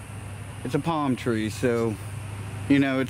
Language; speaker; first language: English; native; English